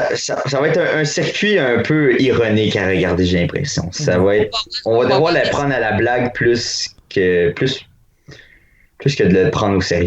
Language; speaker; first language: French; native; French